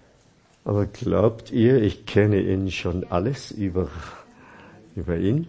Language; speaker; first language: German; non-native, fluent; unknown